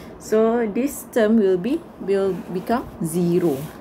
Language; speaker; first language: English; non-native, local second language; Malay